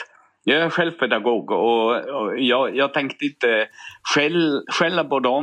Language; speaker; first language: Swedish; non-native, fluent; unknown